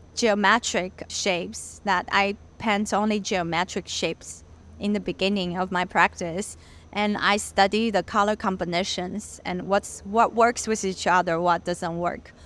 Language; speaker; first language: English; non-native, fluent; Chinese